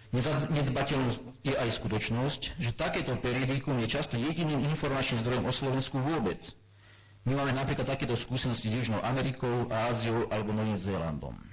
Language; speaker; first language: Slovak; non-native, local second language; German